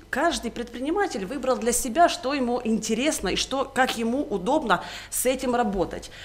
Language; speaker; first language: Russian; native; Russian